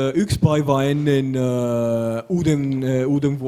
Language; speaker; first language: Finnish; non-native, learner; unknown